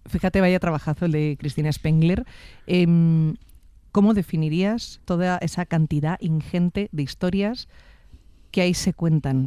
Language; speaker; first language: Spanish; native; Spanish